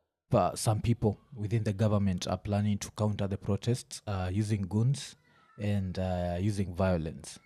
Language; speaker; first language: English; non-native, local second language; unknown